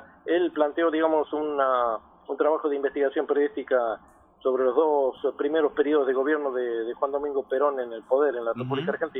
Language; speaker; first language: Spanish; native; Spanish